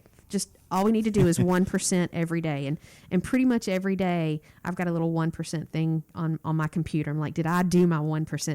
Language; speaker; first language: English; native; English